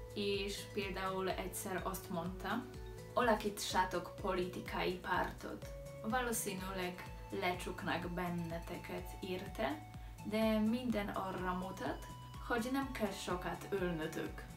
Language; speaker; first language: Hungarian; non-native, learner; Polish